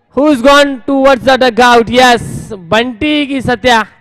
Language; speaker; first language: Hindi; non-native, local second language; Marathi